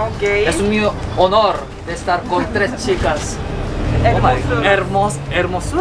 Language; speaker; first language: Spanish; early bilingual, other home language; Korean